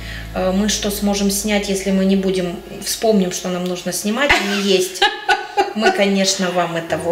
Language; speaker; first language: Russian; native; Russian